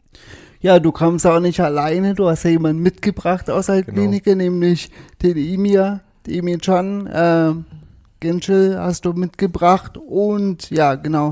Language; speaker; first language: German; native; German